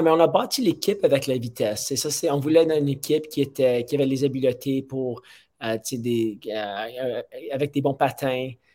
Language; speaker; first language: French; non-native, fluent; English